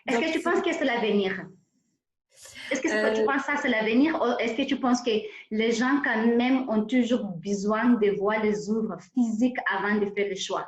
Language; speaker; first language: French; non-native, fluent; English